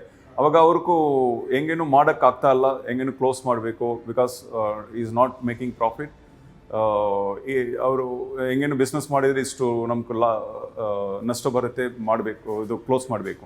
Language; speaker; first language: Kannada; non-native, learner; Tamil